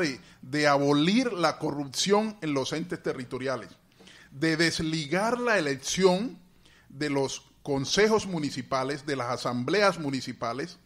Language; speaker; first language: Spanish; native; Spanish